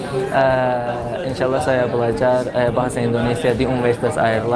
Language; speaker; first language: Indonesian; non-native, learner; Azerbaijani